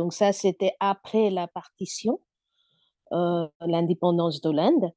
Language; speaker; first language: French; non-native, fluent; Bangla